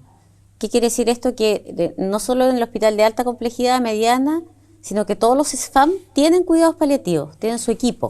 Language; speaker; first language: Spanish; native; Spanish